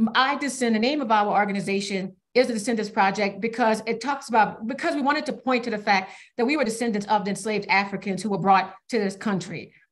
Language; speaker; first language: English; native; English